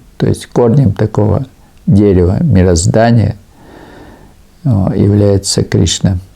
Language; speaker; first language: Russian; native; Russian